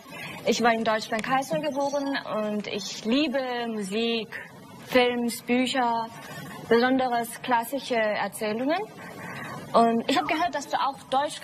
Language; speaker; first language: German; early bilingual, other home language; Korean